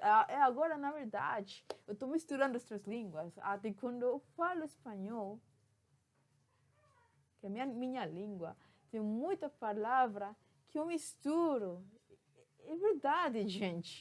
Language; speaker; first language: Portuguese; non-native, fluent; Spanish